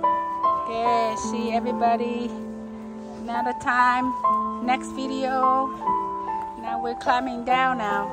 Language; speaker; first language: English; non-native, learner; Vietnamese